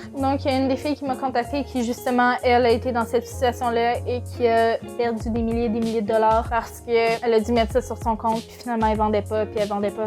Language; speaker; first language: French; native; French